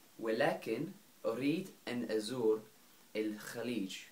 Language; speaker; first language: Arabic; non-native, fluent; English